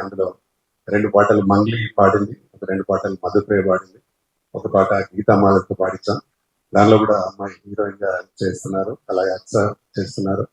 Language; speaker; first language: Telugu; native; Telugu